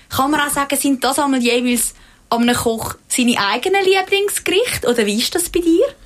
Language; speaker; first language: German; native; German